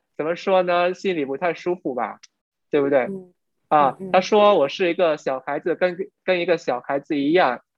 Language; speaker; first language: Chinese; non-native, fluent; Vietnamese